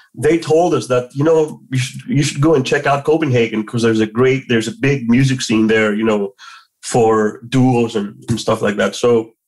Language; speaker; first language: English; non-native, fluent; Greek